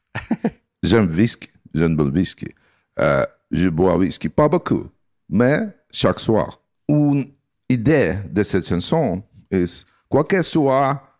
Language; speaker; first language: French; non-native, learner; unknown